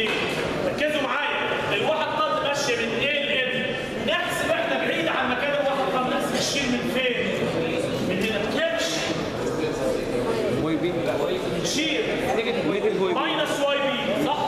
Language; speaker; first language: Arabic; native; Arabic